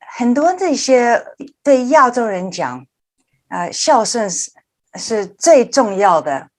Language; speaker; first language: Chinese; early bilingual, heritage; Chinese